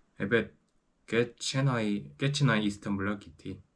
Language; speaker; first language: Turkish; non-native, learner; Korean